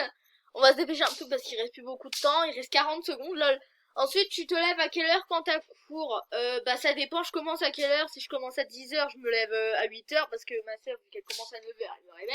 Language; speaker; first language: French; native; French